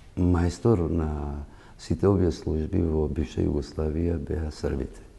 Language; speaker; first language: Macedonian; non-native, local second language; Albanian